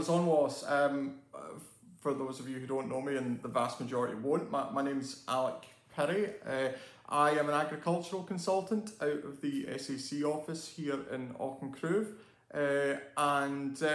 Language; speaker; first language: English; native; English